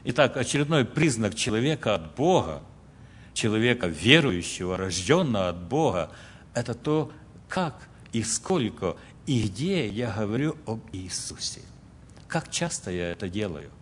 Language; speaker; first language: Russian; early bilingual, other home language; Ukrainian